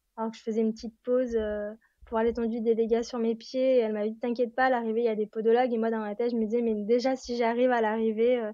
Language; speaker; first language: French; native; French